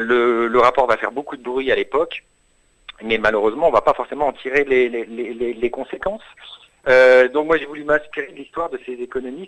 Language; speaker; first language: French; native; French